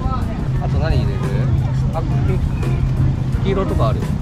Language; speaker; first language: Japanese; native; Japanese